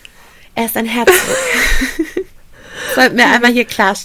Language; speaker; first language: German; native; German